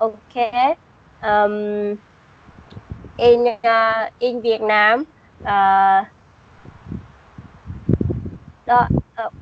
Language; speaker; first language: English; non-native, learner; Vietnamese